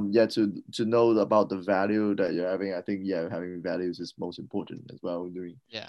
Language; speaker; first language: English; non-native, local second language; Cantonese